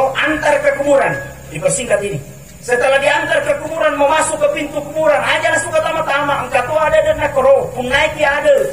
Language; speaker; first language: Indonesian; non-native, local second language; Buginese